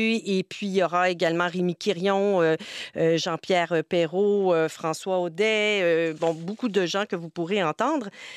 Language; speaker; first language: French; native; French